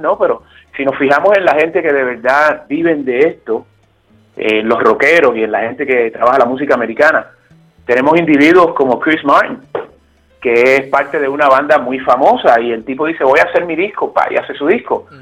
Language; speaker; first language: Spanish; native; Spanish